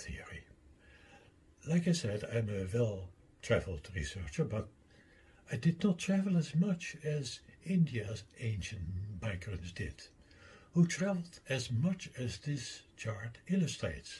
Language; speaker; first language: English; non-native, fluent; Dutch